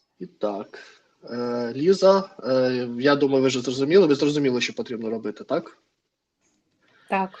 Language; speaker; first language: Ukrainian; non-native, fluent; Russian